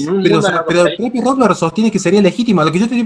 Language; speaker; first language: Spanish; native; Spanish